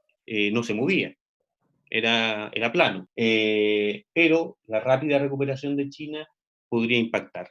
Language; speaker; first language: Spanish; native; Spanish